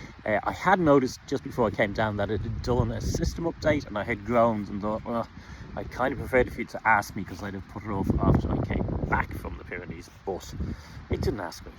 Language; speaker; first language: English; native; English